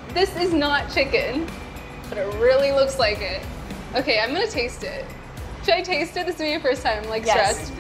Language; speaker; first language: English; native; English